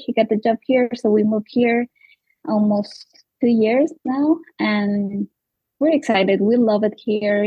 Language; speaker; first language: English; non-native, learner; Spanish